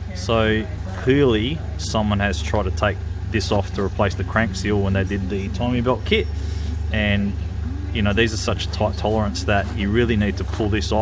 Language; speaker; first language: English; native; English